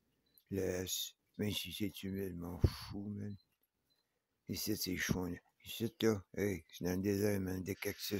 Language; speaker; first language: French; native; French